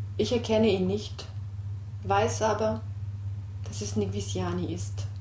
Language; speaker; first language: German; non-native, fluent; Georgian